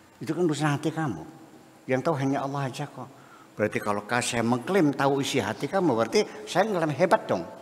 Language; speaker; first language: Indonesian; non-native, local second language; Javanese